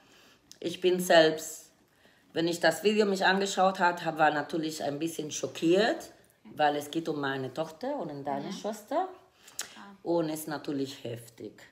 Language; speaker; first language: German; non-native, fluent; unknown